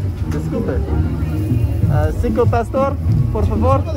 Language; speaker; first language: Spanish; non-native, learner; English